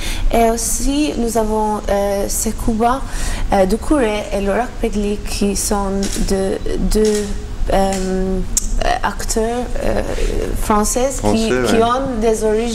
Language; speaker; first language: French; non-native, learner; Maltese